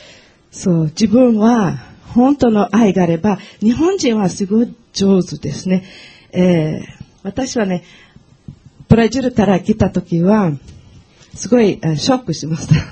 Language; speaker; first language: Japanese; non-native, learner; Portuguese